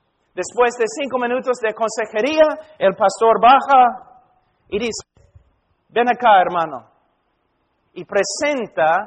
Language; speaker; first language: Spanish; non-native, fluent; English